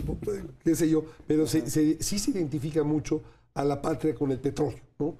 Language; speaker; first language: Spanish; native; Spanish